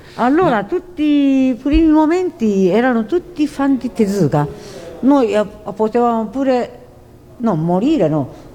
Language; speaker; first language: Italian; non-native, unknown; Japanese